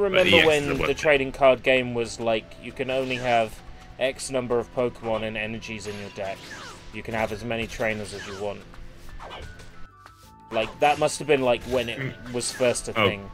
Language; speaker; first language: English; native; English